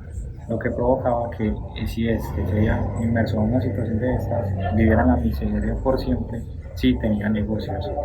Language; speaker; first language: Spanish; native; Spanish